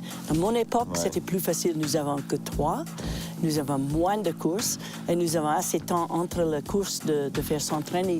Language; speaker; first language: French; non-native, local second language; English